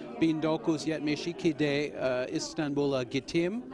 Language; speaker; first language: Turkish; non-native, learner; English